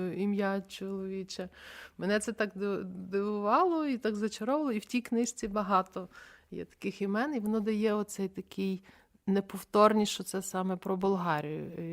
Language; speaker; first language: Ukrainian; native; Ukrainian